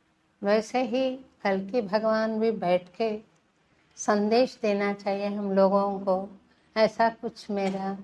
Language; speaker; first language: Hindi; non-native, local second language; Telugu